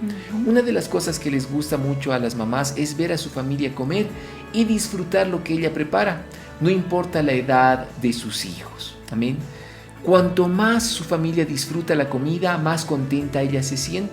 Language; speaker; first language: Spanish; native; Spanish